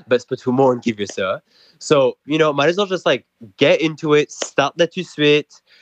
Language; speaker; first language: English; non-native, local second language; French